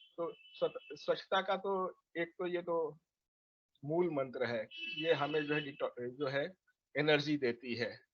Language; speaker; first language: Hindi; native; Hindi